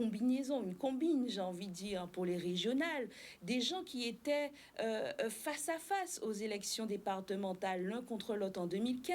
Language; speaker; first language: French; native; French